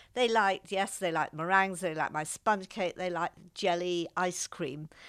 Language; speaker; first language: English; native; English